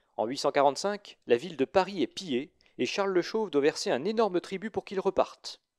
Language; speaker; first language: French; native; French